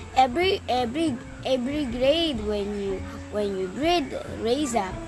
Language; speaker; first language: English; non-native, fluent; Arabic